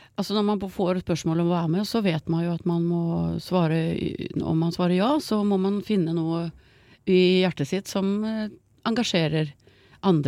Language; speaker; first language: Norwegian; native; Norwegian